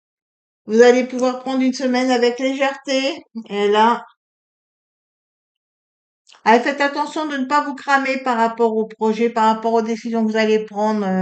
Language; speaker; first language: French; native; French